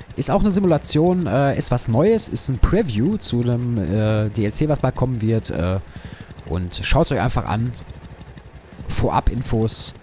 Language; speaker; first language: German; native; German